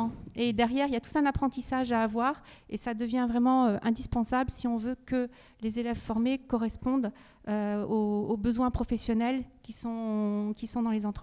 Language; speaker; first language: French; native; French